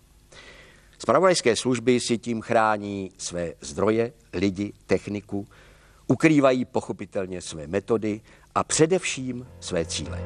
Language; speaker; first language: Czech; native; Czech